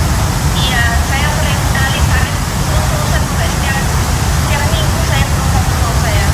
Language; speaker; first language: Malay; non-native, local second language; Javanese